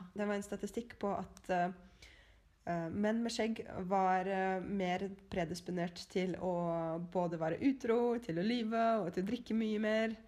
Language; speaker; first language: Norwegian; native; Norwegian